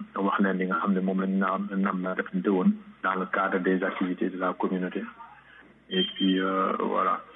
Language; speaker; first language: French; non-native, local second language; Wolof